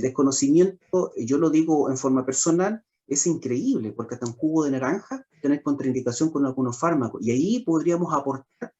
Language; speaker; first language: Spanish; native; Spanish